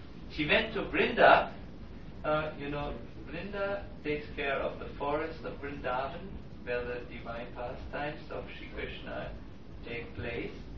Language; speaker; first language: English; non-native, fluent; German